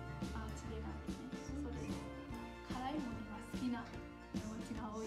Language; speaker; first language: Japanese; non-native, fluent; Burmese